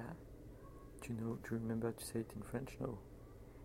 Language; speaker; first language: English; non-native, fluent; French